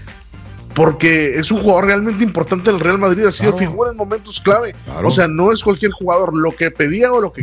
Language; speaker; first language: Spanish; native; Spanish